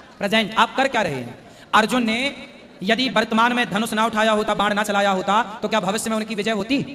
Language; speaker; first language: Hindi; native; Hindi